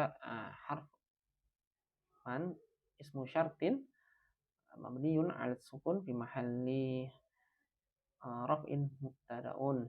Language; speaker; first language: Arabic; non-native, fluent; Indonesian